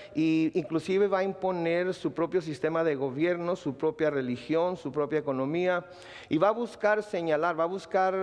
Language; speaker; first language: Spanish; native; Spanish